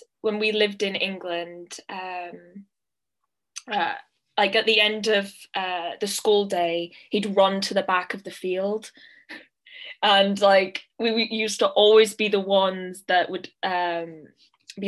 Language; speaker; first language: English; native; English